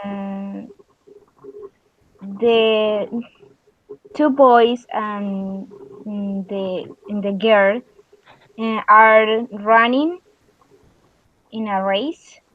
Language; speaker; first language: English; non-native, learner; Spanish